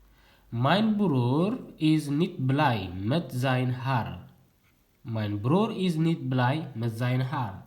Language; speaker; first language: Dutch; non-native, learner; Tigrinya